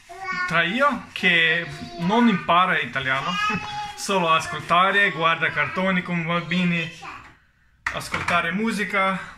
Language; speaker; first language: Italian; non-native, learner; Russian